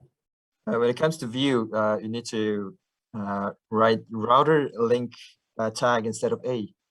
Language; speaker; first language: English; non-native, fluent; Korean